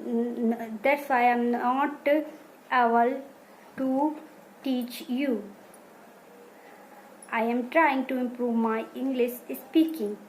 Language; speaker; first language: English; non-native, learner; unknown